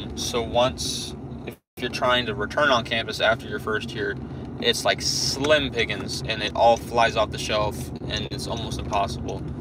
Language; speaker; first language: English; native; English